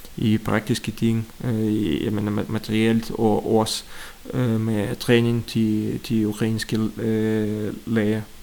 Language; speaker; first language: Danish; non-native, fluent; Russian